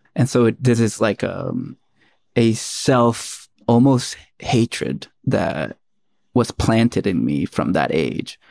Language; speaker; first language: English; early bilingual, other home language; Spanish